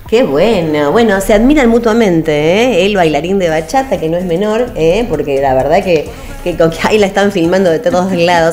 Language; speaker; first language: Spanish; native; Spanish